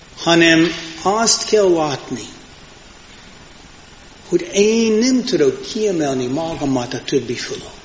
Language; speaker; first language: Hungarian; non-native, fluent; English